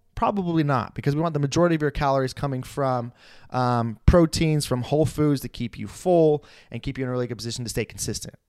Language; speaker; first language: English; native; English